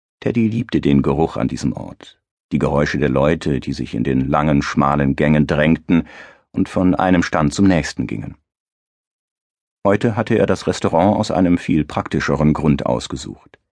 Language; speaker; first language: German; native; German